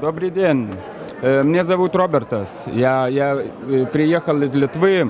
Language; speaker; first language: Russian; non-native, fluent; Lithuanian